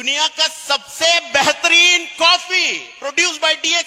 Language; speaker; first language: Hindi; non-native, local second language; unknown